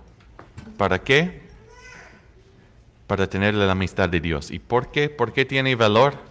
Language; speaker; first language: Spanish; non-native, fluent; English